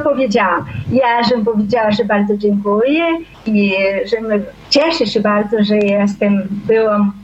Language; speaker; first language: Polish; early bilingual, heritage; Portuguese